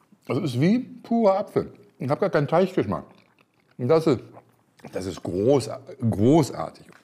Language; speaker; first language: German; native; German